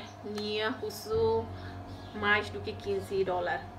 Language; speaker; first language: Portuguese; non-native, local second language; Tetum